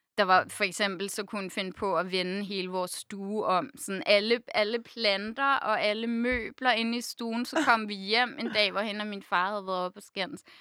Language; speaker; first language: Danish; native; Danish